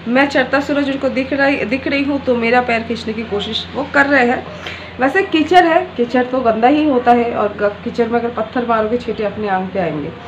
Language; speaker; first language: Hindi; non-native, local second language; Bangla